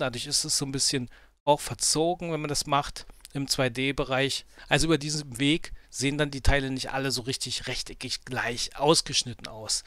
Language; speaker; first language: German; native; German